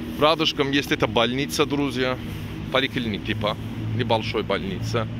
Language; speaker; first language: Russian; non-native, learner; Turkish